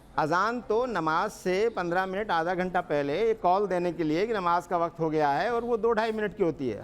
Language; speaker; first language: Urdu; native; Urdu